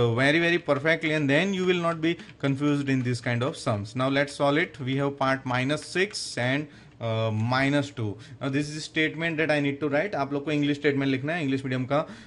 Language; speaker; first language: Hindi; non-native, local second language; Gujarati